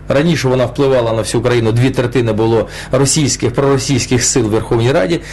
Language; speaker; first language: Ukrainian; non-native, local second language; Russian